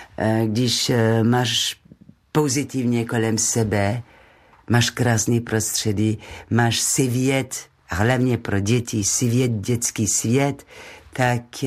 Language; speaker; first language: Czech; non-native, learner; French